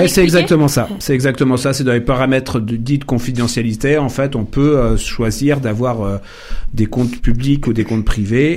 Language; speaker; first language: French; native; French